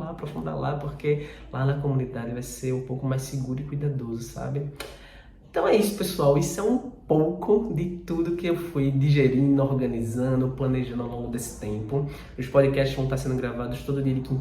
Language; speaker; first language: Portuguese; native; Portuguese